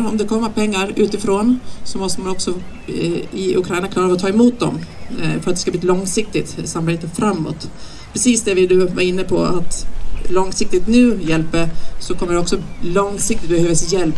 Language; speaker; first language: Swedish; native; Swedish